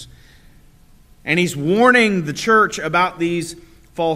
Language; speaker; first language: English; native; English